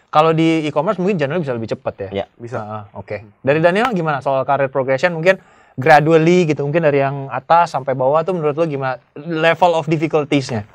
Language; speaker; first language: Indonesian; native; Indonesian